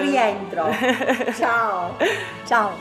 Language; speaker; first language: Italian; native; Italian